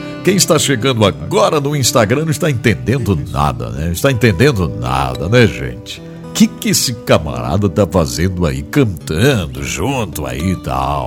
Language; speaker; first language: Portuguese; native; Portuguese